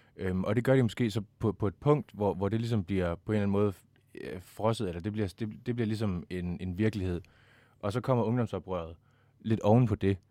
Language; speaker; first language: Danish; native; Danish